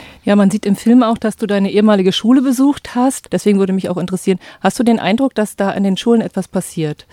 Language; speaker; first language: German; native; German